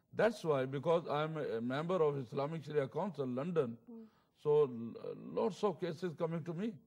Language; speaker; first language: English; non-native, local second language; Urdu